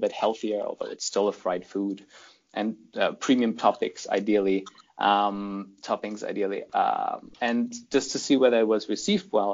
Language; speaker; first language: English; non-native, fluent; German